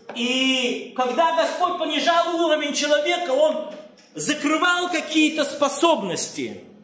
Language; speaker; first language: Russian; native; Russian